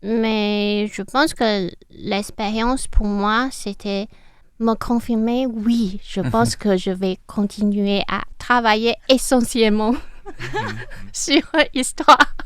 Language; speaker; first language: French; non-native, fluent; Chinese